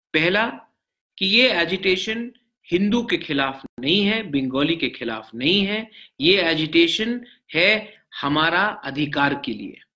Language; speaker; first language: Hindi; non-native, local second language; Bangla